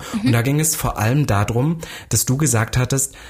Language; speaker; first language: German; native; German